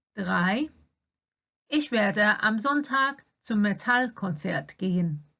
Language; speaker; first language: German; non-native, fluent; English